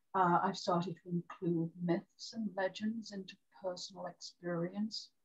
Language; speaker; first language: English; native; English